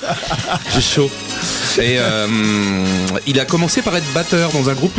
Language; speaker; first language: French; native; French